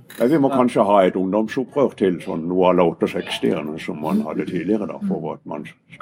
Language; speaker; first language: Norwegian; native; Norwegian